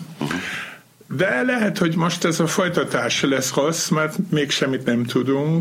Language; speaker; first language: Hungarian; non-native, fluent; German